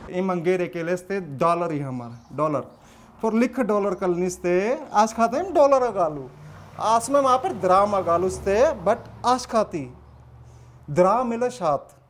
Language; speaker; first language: Armenian; non-native, learner; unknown